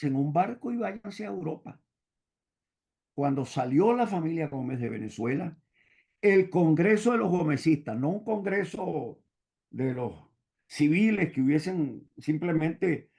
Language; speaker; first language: Spanish; native; Spanish